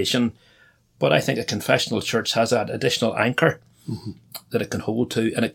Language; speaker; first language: English; native; English